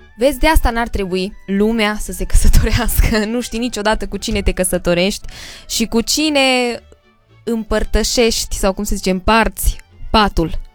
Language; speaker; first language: Romanian; early bilingual, heritage; Romanian